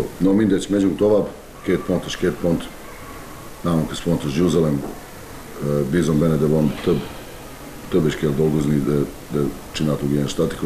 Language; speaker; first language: Hungarian; non-native, learner; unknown